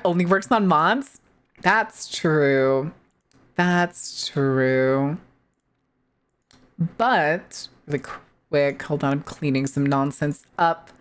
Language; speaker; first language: English; native; English